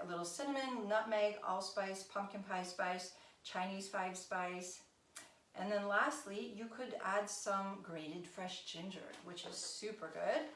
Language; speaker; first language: English; native; English